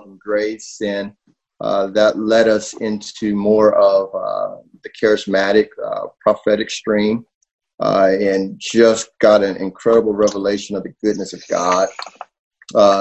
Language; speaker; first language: English; native; English